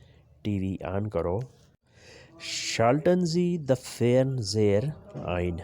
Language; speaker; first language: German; non-native, learner; Urdu